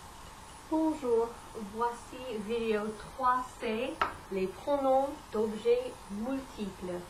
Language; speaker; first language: French; non-native, fluent; English